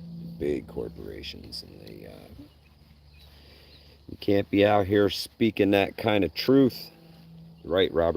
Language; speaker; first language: English; native; English